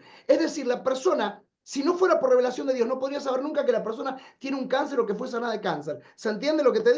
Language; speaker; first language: Spanish; native; Spanish